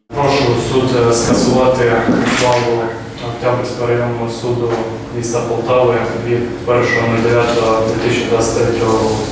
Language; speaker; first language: Ukrainian; native; Ukrainian